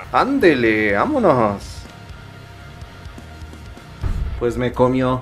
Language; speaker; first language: Spanish; native; Spanish